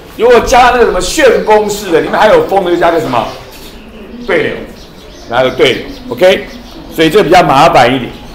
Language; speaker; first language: Chinese; native; Chinese